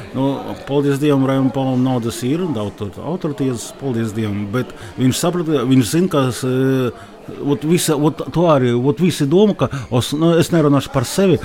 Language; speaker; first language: Latvian; non-native, local second language; Russian